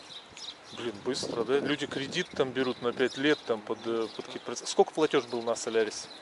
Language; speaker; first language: Russian; native; Russian